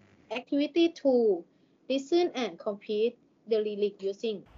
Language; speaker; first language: English; non-native, learner; Thai